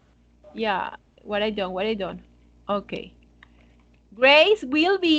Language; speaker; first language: English; non-native, fluent; Spanish